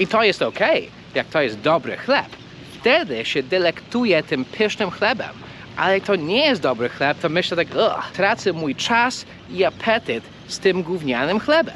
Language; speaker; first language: Polish; non-native, fluent; English